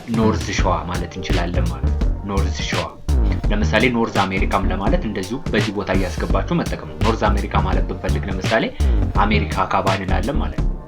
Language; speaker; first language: Amharic; native; Amharic